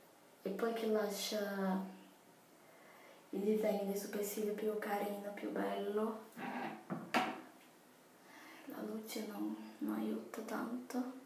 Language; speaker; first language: Italian; non-native, fluent; Portuguese